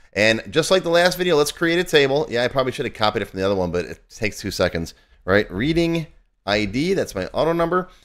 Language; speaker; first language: English; native; English